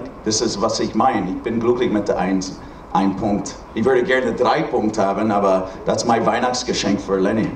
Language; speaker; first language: German; non-native, learner; English